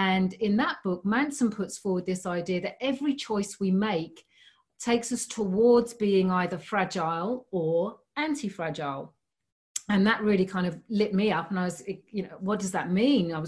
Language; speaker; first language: English; native; English